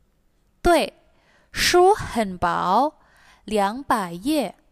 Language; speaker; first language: Chinese; non-native, fluent; Indonesian